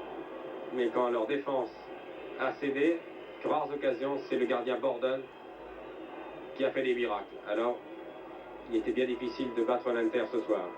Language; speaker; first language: French; native; French